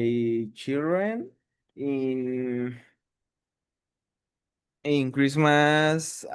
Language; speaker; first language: English; non-native, learner; Spanish